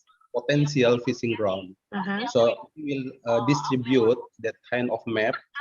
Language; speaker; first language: English; non-native, fluent; Indonesian